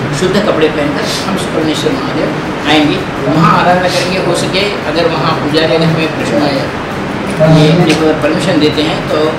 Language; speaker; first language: Hindi; native; Hindi